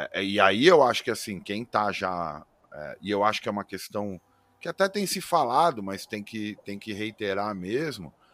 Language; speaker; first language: Portuguese; native; Portuguese